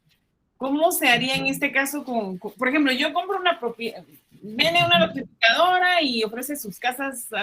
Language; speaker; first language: Spanish; native; Spanish